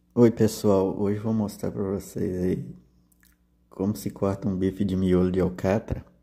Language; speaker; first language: Portuguese; native; Portuguese